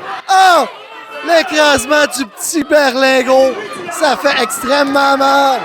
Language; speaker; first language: French; native; French